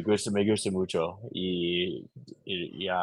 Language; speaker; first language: Spanish; non-native, learner; English